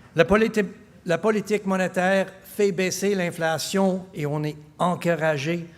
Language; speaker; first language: French; non-native, fluent; English